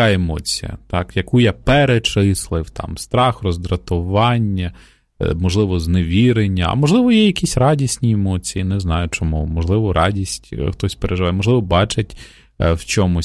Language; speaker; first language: Ukrainian; native; Ukrainian